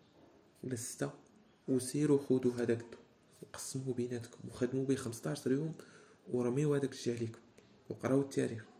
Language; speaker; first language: Arabic; native; Arabic